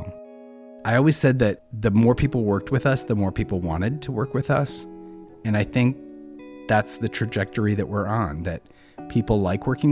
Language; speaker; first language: English; native; English